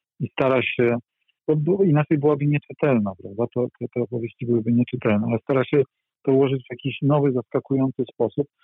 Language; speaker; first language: Polish; native; Polish